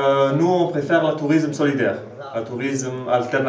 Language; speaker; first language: French; non-native, local second language; Arabic